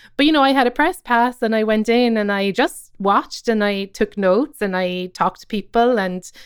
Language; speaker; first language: English; native; English